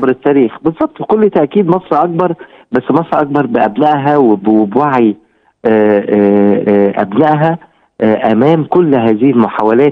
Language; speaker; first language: Arabic; native; Arabic